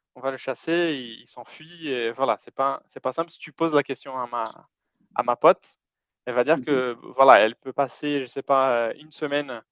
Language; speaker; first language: French; non-native, fluent; Portuguese